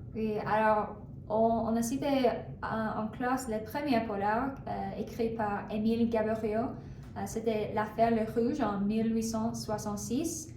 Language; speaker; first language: French; non-native, learner; English